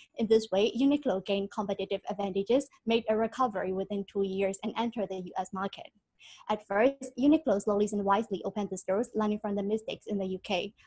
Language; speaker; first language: English; non-native, fluent; Burmese